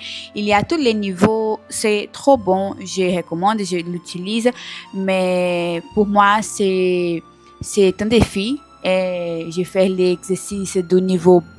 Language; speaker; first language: French; non-native, learner; Portuguese